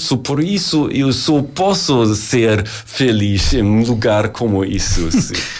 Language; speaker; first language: Portuguese; non-native, learner; German